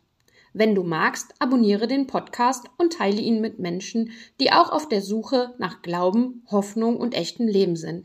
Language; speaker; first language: German; native; German